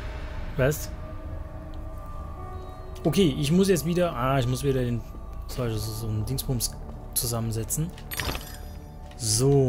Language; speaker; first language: German; native; German